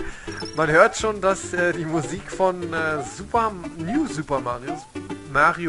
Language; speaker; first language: German; native; German